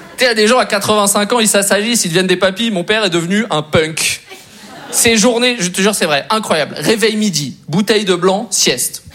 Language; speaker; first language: French; native; French